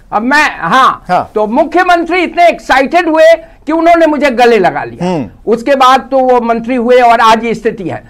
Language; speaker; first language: Hindi; native; Hindi